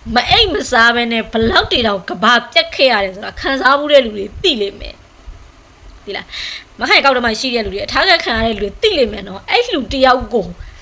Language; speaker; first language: Burmese; native; Burmese